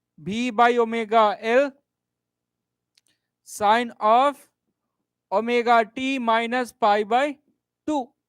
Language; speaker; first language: English; non-native, local second language; Hindi